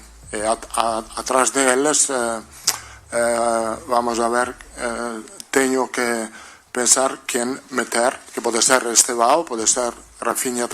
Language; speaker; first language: Portuguese; non-native, learner; Italian